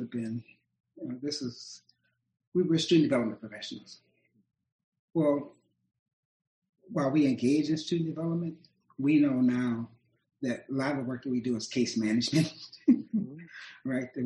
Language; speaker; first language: English; native; English